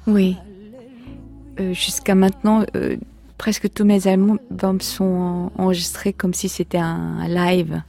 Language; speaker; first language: French; non-native, fluent; Korean